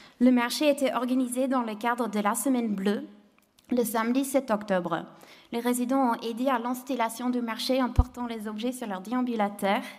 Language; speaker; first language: French; non-native, fluent; English